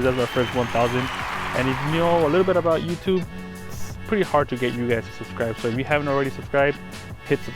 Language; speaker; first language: English; native; English